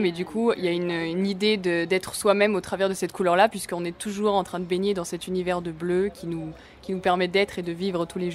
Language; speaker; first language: French; native; French